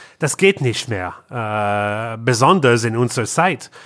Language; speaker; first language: German; non-native, learner; English